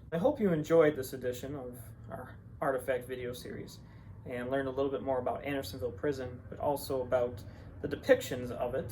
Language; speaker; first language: English; native; English